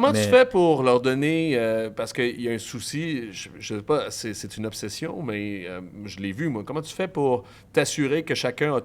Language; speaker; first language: French; native; French